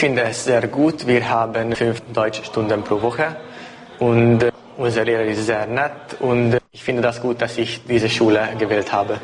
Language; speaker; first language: German; non-native, local second language; Hungarian